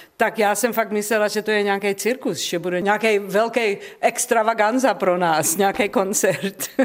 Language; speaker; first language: Czech; early bilingual, heritage; Czech